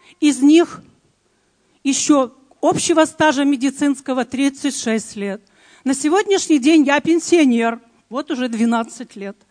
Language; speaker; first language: Russian; native; Russian